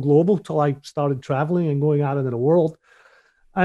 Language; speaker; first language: English; native; English